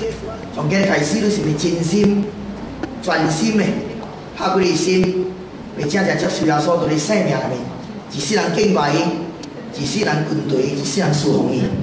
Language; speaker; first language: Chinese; non-native, local second language; Min Nan Chinese